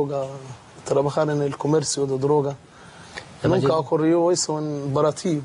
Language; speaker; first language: Spanish; non-native, fluent; Arabic